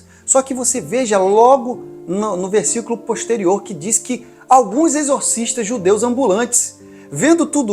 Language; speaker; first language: Portuguese; native; Portuguese